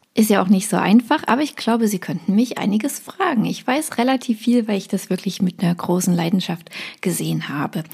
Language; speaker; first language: German; native; German